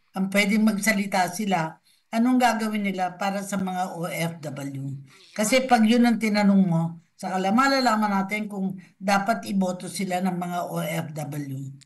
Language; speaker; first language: Filipino; native; Filipino